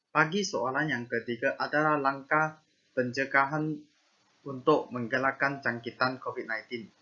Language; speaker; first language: Malay; non-native, local second language; Chinese